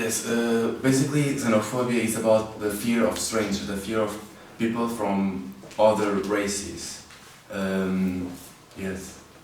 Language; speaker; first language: English; non-native, fluent; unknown